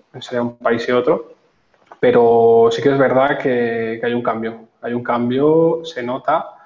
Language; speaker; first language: Spanish; native; Spanish